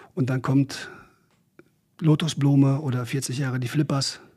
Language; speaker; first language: German; native; German